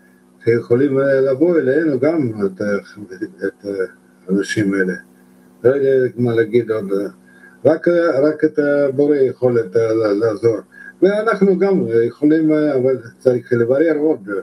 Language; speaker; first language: Hebrew; non-native, learner; Russian